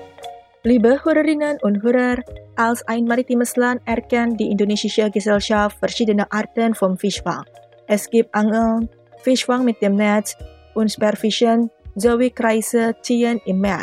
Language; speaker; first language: German; non-native, fluent; Indonesian